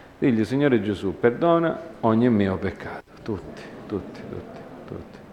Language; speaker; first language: Italian; early bilingual, heritage; Italian